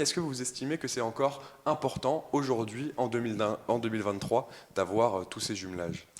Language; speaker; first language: French; native; French